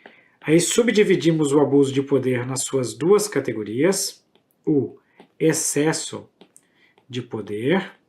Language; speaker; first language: Portuguese; native; Portuguese